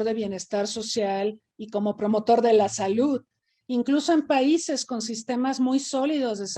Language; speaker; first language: Spanish; native; Spanish